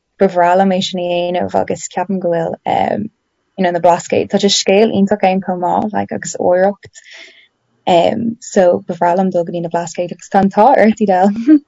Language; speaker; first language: Irish; non-native, local second language; English